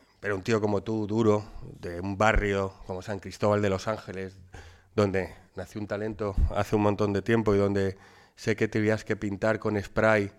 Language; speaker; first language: Spanish; native; Spanish